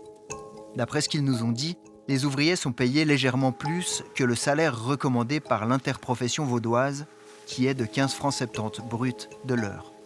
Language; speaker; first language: French; native; French